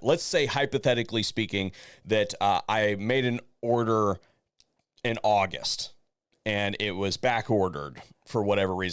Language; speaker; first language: English; native; English